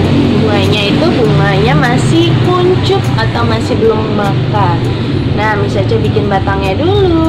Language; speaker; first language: Indonesian; native; Indonesian